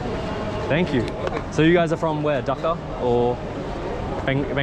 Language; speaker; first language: English; native; English